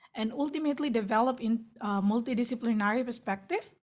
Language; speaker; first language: English; non-native, fluent; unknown